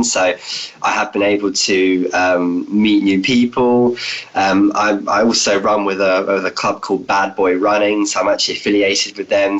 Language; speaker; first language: English; native; English